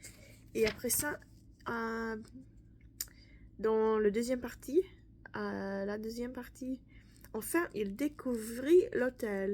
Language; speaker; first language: French; non-native, learner; English